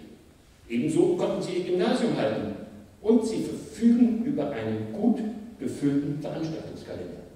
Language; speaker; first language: German; native; German